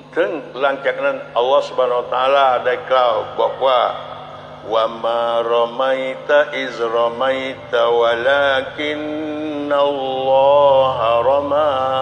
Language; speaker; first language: Thai; non-native, local second language; Malay